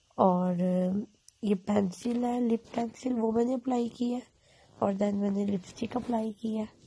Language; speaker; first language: Urdu; native; Urdu